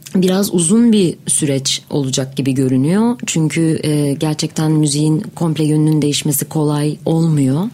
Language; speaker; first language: Turkish; native; Turkish